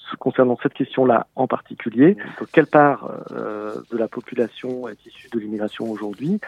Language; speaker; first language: French; native; French